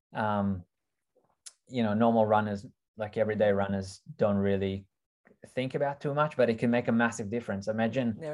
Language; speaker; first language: English; early bilingual, other home language; Russian